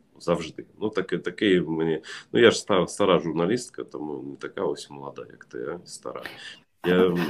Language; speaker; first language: Ukrainian; non-native, local second language; Russian